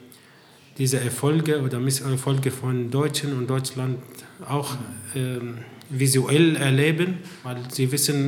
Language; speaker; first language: German; non-native, fluent; Arabic